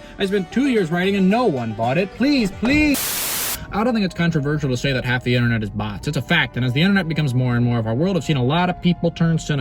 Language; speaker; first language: English; native; English